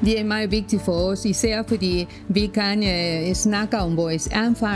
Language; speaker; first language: Danish; non-native, learner; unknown